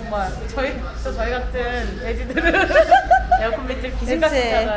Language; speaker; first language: Korean; native; Korean